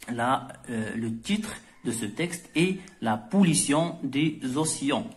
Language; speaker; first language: French; non-native, local second language; Arabic